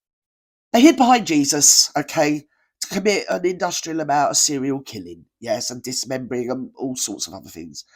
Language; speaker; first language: English; native; English